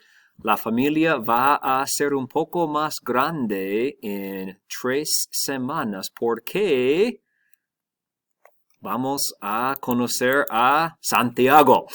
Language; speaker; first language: Spanish; non-native, fluent; English